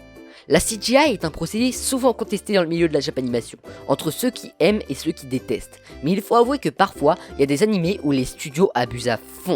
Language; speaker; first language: French; native; French